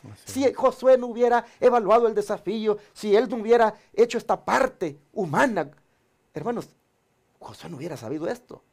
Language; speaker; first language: Spanish; native; Spanish